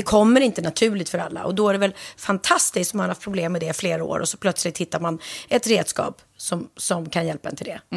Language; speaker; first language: Swedish; native; Swedish